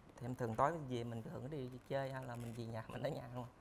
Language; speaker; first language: Vietnamese; native; Vietnamese